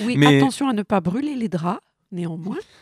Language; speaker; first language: French; native; French